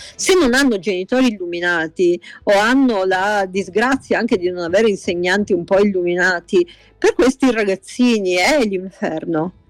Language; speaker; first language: Italian; native; Italian